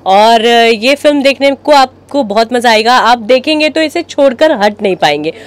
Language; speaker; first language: Hindi; native; Hindi